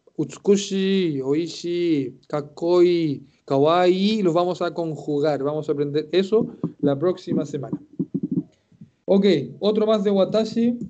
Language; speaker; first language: Spanish; native; Spanish